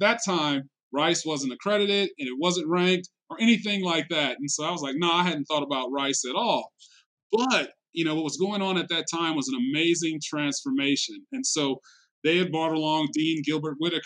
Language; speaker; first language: English; native; English